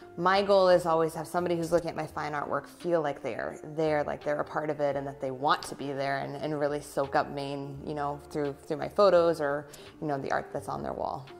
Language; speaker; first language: English; native; English